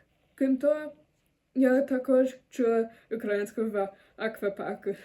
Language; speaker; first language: Ukrainian; non-native, learner; German